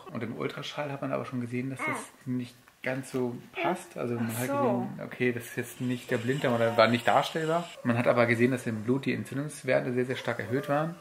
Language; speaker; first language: German; native; German